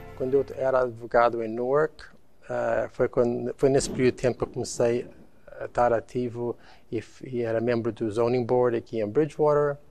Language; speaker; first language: Portuguese; early bilingual, heritage; Portuguese